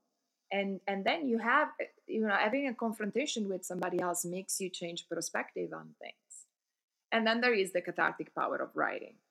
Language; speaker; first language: English; non-native, fluent; Italian